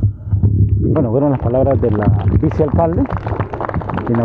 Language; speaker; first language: Spanish; native; Spanish